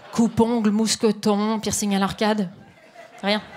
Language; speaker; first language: French; native; French